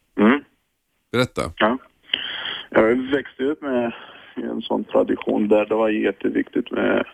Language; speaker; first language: Swedish; non-native, fluent; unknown